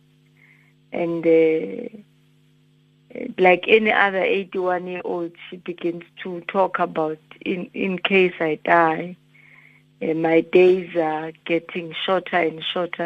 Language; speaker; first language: English; non-native, local second language; Zulu